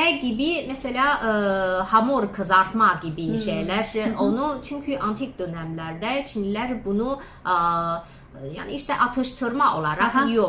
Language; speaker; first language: Turkish; non-native, fluent; Chinese